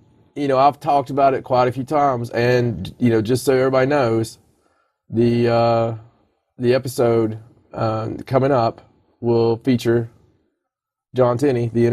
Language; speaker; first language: English; native; English